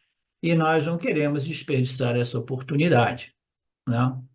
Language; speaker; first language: Portuguese; native; Portuguese